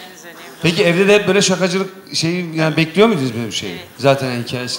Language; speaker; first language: Turkish; native; Turkish